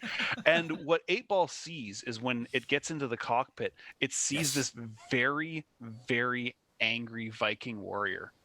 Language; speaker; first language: English; native; English